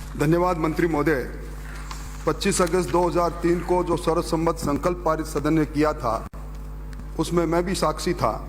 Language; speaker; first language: Hindi; native; Hindi